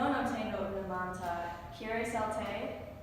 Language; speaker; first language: Spanish; non-native, learner; English